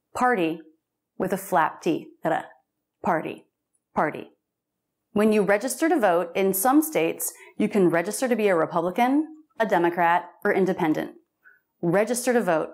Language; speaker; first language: English; native; English